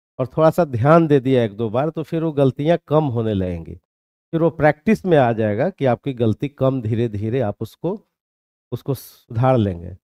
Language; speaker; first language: Hindi; native; Hindi